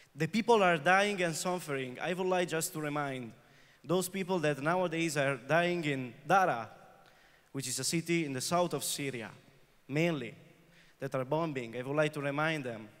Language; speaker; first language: English; non-native, fluent; Italian